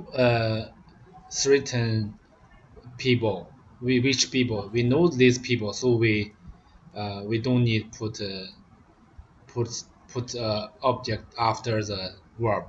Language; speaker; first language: English; non-native, learner; Vietnamese